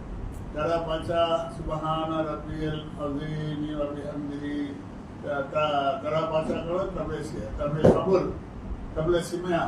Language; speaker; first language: Indonesian; non-native, learner; Tamil